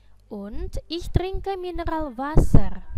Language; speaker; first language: German; non-native, fluent; Indonesian